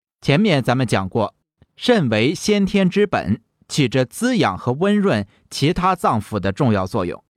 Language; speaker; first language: Chinese; native; Chinese